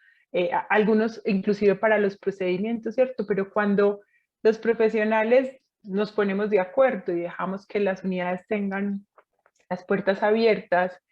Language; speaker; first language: Spanish; native; Spanish